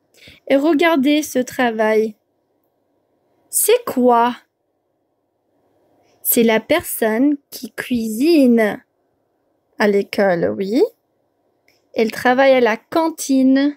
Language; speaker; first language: French; non-native, fluent; English